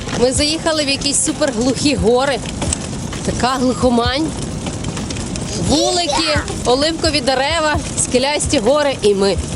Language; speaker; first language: Ukrainian; native; Ukrainian